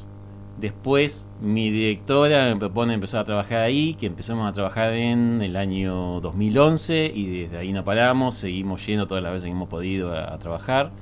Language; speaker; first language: Spanish; native; Spanish